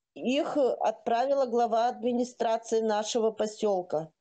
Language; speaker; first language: Russian; native; Russian